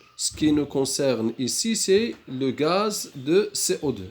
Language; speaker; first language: French; non-native, local second language; Arabic